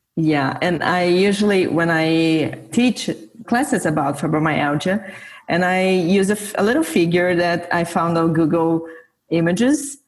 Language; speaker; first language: English; non-native, fluent; Portuguese